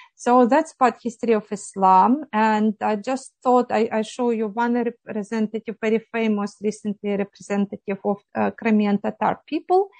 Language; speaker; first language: English; non-native, fluent; Ukrainian